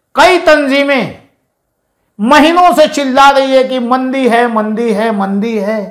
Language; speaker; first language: Hindi; non-native, local second language; Urdu